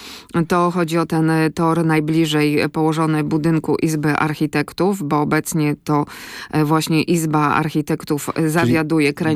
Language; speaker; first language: Polish; native; Polish